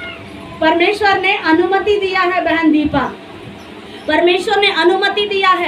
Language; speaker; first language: Hindi; native; Hindi